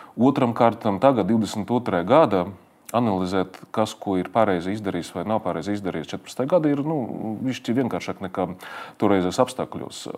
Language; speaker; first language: Latvian; non-native, local second language; Russian